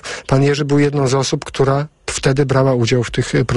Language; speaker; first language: Polish; native; Polish